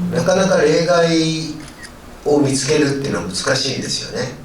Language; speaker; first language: Japanese; native; Japanese